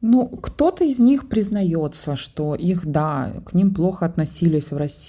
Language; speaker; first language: Russian; native; Russian